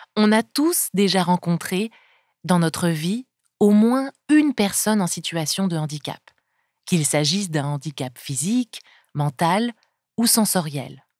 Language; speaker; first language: French; native; French